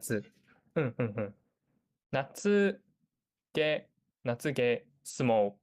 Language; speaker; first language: Cantonese; non-native, learner; Japanese